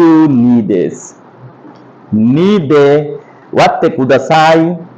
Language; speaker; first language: Japanese; non-native, learner; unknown